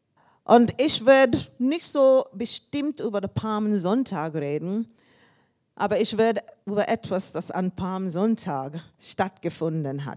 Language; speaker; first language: German; non-native, learner; English